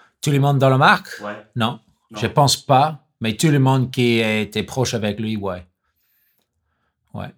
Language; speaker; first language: French; non-native, learner; English